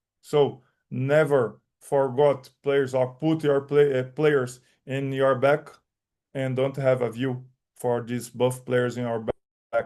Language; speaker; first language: English; non-native, learner; Portuguese